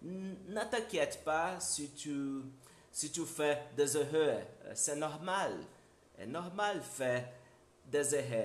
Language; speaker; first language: French; non-native, learner; Portuguese